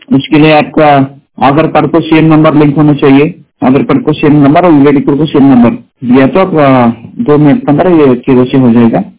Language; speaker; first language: Hindi; non-native, local second language; Kannada